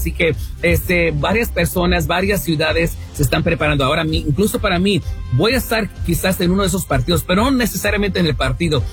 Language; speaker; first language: Spanish; early bilingual, heritage; Spanish